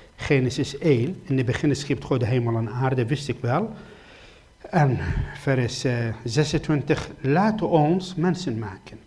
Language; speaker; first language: Dutch; non-native, fluent; Arabic